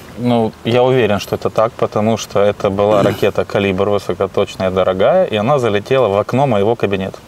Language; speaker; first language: Russian; native; Russian